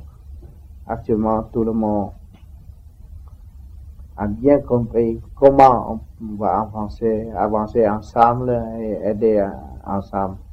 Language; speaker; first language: French; non-native, learner; Vietnamese